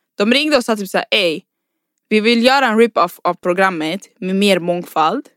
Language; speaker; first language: Swedish; early bilingual, other home language; Rundi